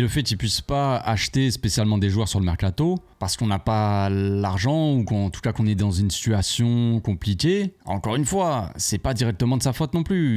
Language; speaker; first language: French; native; French